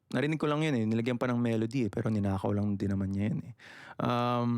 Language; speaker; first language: Filipino; native; Filipino